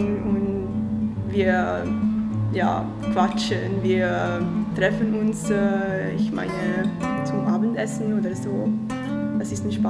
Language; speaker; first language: German; non-native, fluent; Italian